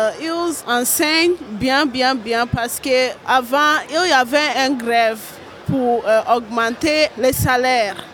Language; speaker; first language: French; non-native, learner; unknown